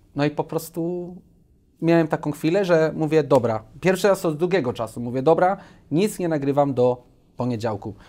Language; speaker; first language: Polish; early bilingual, heritage; Polish